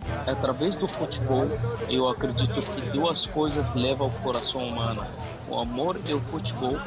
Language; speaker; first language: Portuguese; non-native, fluent; Arabic